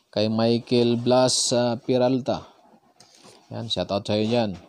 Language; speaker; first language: Filipino; non-native, local second language; Cebuano